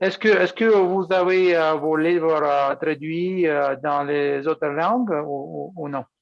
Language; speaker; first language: French; non-native, fluent; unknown